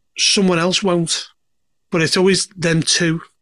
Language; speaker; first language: English; native; English